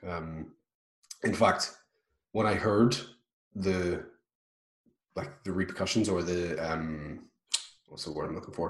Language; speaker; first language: English; native; English